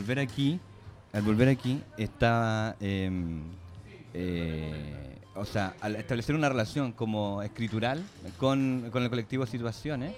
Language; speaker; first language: Spanish; native; Spanish